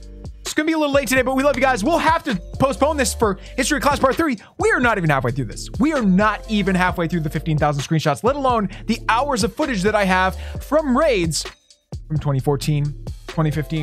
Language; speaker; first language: English; native; English